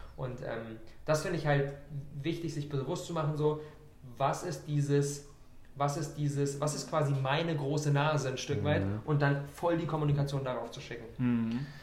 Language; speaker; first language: German; native; German